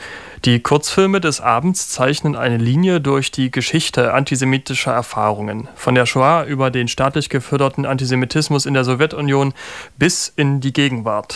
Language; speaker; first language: German; native; German